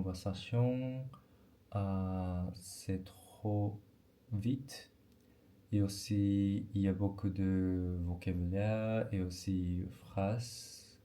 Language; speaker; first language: French; non-native, learner; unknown